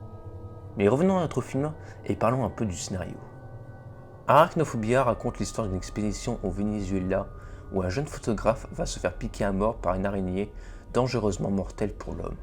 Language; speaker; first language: French; native; French